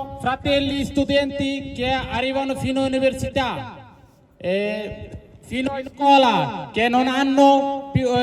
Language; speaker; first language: Italian; non-native, learner; Bangla